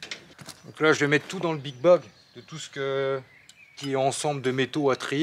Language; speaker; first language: French; native; French